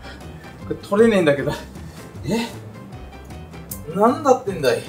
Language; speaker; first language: Japanese; native; Japanese